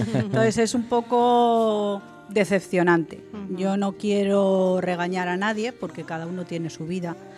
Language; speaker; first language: Spanish; native; Spanish